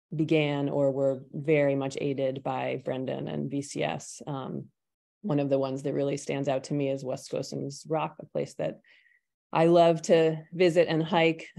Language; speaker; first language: English; native; English